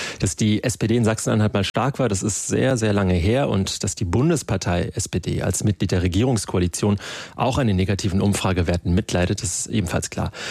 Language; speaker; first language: German; native; German